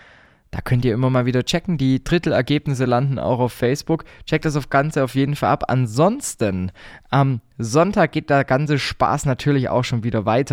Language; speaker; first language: German; native; German